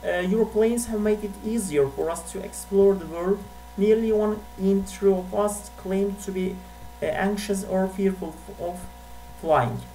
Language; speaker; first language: English; non-native, fluent; Turkish